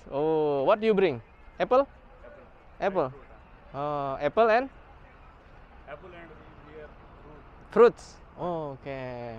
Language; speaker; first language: English; non-native, learner; Indonesian